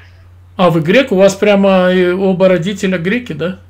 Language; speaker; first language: Russian; native; Russian